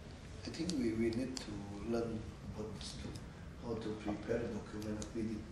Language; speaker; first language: English; non-native, learner; Indonesian